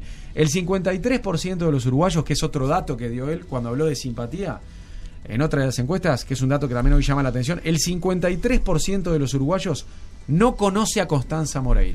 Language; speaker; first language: Spanish; native; Spanish